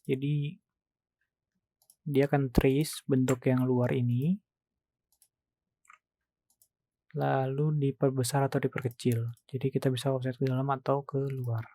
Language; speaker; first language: Indonesian; native; Indonesian